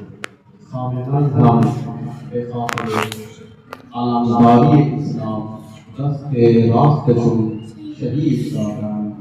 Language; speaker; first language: Persian; non-native, fluent; Urdu